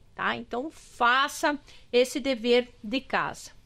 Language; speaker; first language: Portuguese; native; Portuguese